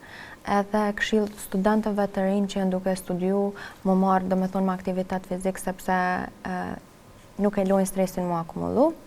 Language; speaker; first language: Albanian; native; Albanian